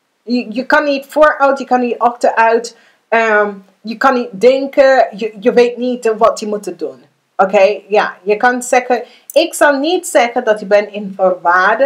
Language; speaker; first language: Dutch; non-native, learner; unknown